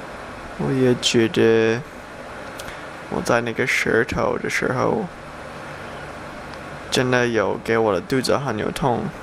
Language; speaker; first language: Chinese; non-native, learner; English